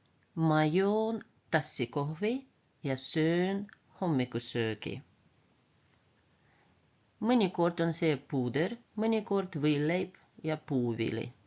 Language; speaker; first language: Estonian; non-native, local second language; Russian